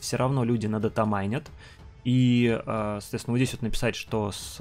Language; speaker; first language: Russian; native; Russian